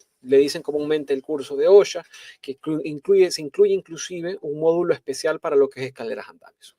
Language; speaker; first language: Spanish; native; Spanish